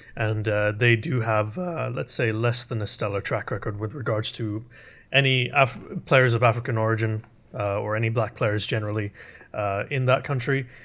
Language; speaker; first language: English; early bilingual, other home language; Urdu